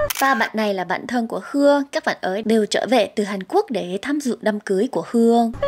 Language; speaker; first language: Vietnamese; non-native, fluent; Korean